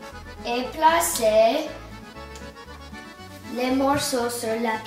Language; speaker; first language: French; non-native, learner; English